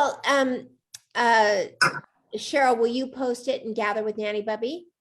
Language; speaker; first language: English; native; English